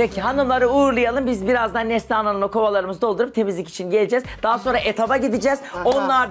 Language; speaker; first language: Turkish; native; Turkish